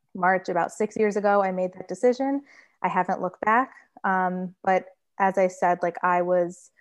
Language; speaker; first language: English; native; English